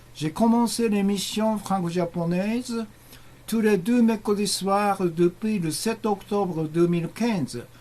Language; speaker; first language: French; non-native, learner; Japanese